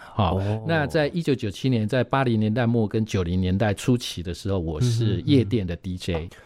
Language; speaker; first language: Chinese; native; Chinese